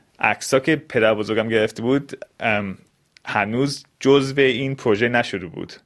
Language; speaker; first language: Persian; early bilingual, heritage; Persian